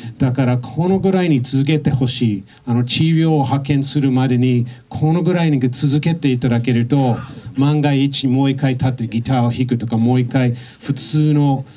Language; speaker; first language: Japanese; non-native, fluent; English